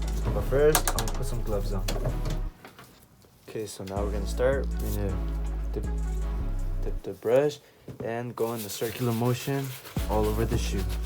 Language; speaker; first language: English; native; English